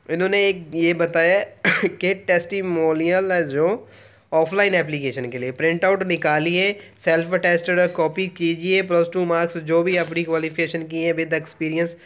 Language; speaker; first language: Hindi; non-native, local second language; Punjabi